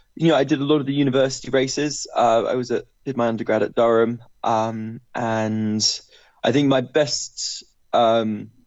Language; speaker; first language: English; native; English